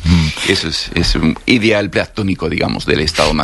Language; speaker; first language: Spanish; non-native, fluent; English